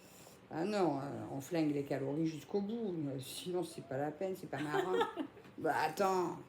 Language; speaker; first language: French; native; French